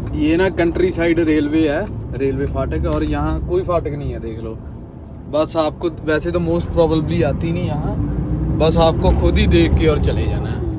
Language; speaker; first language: Hindi; non-native, local second language; Punjabi